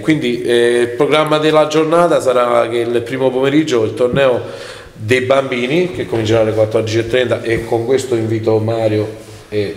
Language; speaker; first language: Italian; native; Italian